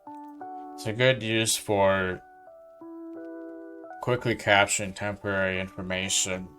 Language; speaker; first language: English; native; English